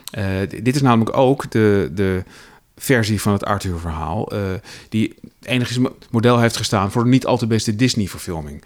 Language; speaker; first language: Dutch; native; Dutch